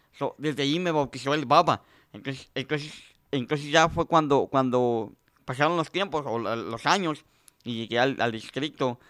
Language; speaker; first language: Spanish; native; Spanish